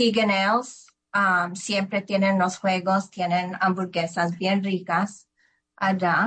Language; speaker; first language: Spanish; early bilingual, heritage; Spanish